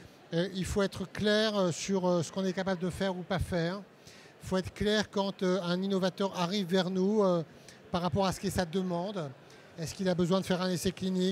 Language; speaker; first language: French; native; French